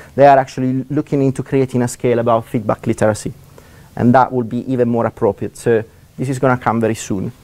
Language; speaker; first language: English; non-native, fluent; Italian